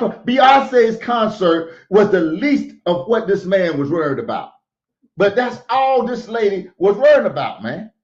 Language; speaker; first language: English; native; English